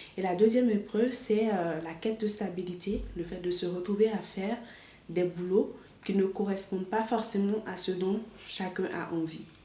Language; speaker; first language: French; native; French